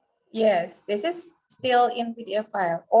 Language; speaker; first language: English; non-native, fluent; Indonesian